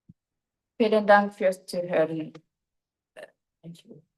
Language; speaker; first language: German; non-native, fluent; Japanese